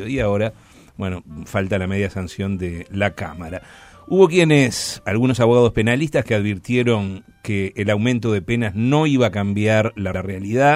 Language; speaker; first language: Spanish; native; Spanish